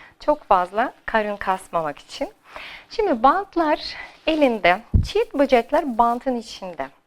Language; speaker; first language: Turkish; non-native, learner; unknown